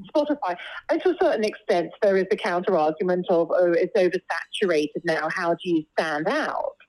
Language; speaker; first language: English; native; English